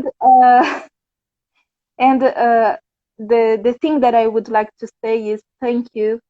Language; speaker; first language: English; non-native, fluent; Portuguese